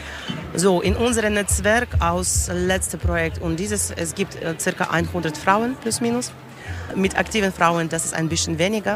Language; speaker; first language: German; non-native, learner; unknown